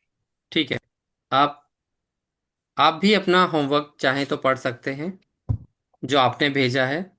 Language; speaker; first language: Hindi; native; Hindi